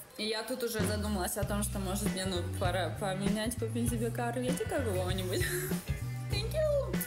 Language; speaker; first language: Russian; early bilingual, heritage; Russian